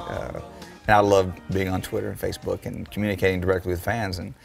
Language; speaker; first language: English; native; English